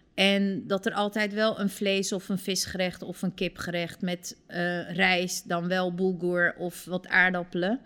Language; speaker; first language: Dutch; early bilingual, other home language; Turkish